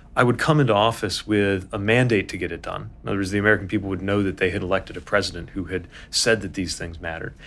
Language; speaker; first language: English; native; English